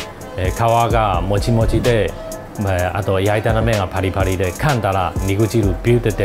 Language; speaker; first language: Japanese; non-native, fluent; Chinese